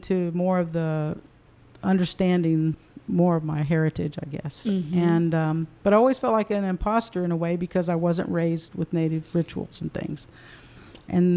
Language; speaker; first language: English; early bilingual, other home language; Spanish